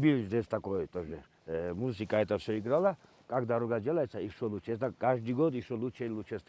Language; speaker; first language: Russian; non-native, fluent; Georgian